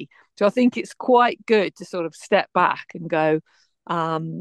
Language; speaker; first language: English; native; English